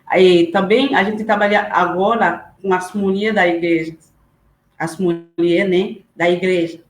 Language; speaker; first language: Portuguese; non-native, learner; Haitian Creole